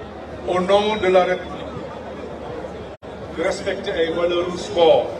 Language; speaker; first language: French; non-native, local second language; Wolof